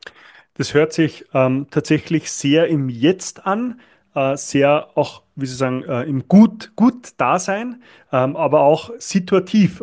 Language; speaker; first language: German; native; German